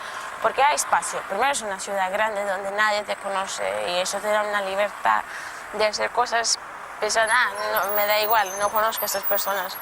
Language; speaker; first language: Spanish; non-native, local second language; Portuguese